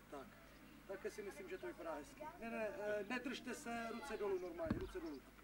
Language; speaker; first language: Czech; non-native, fluent; French